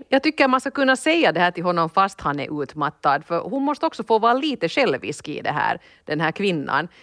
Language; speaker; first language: Swedish; native; Swedish